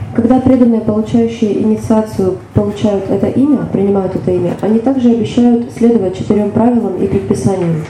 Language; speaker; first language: Russian; native; Russian